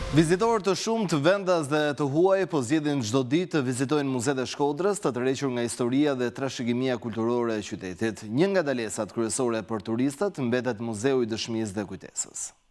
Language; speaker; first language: Albanian; native; Albanian